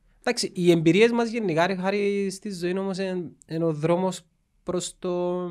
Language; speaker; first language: Greek; native; Greek